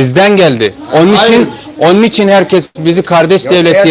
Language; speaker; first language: Turkish; early bilingual, heritage; Turkmen